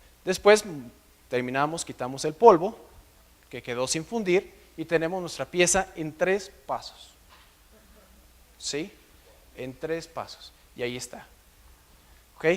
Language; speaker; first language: Spanish; native; Spanish